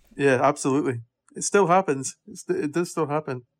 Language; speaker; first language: English; native; English